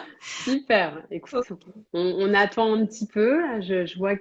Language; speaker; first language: French; native; French